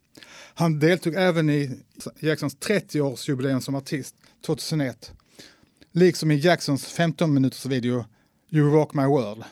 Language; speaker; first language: Swedish; native; Swedish